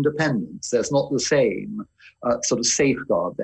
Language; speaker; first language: English; native; English